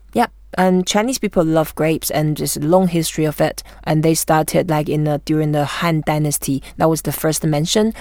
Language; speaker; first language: English; non-native, fluent; Chinese